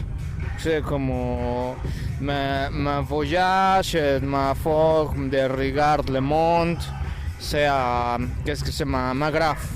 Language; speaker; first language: French; non-native, learner; Spanish